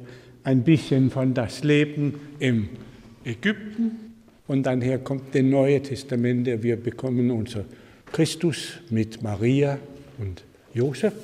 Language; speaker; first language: German; non-native, learner; Danish